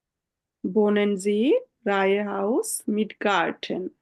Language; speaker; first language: German; non-native, fluent; Bangla